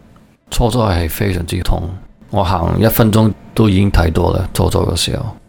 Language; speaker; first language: Cantonese; early bilingual, heritage; Cantonese